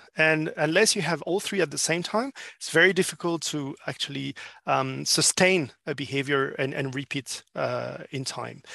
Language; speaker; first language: English; non-native, fluent; French